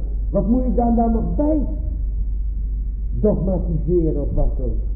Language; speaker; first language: Dutch; native; Dutch